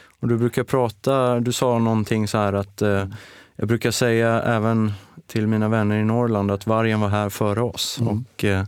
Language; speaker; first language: Swedish; native; Swedish